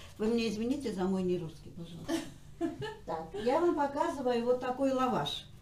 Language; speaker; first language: Russian; non-native, local second language; Armenian